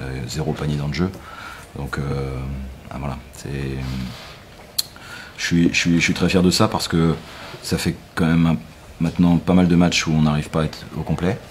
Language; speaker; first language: French; native; French